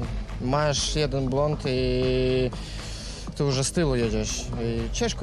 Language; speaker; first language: Polish; non-native, learner; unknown